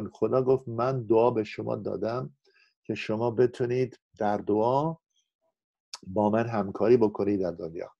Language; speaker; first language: Persian; non-native, fluent; English